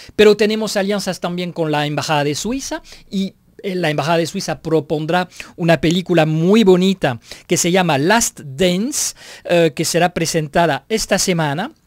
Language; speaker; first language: Spanish; non-native, fluent; French